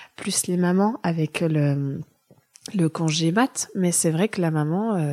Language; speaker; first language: French; early bilingual, other home language; German